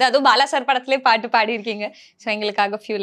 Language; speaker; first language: Tamil; native; Tamil